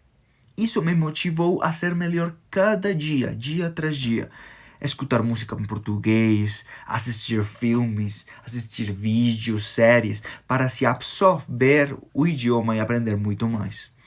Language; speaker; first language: Portuguese; non-native, fluent; Spanish